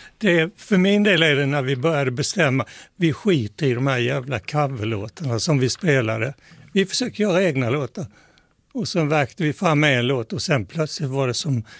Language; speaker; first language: Swedish; native; Swedish